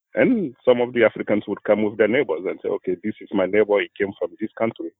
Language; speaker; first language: English; non-native, fluent; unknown